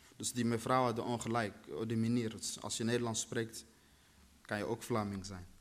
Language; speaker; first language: Dutch; early bilingual, other home language; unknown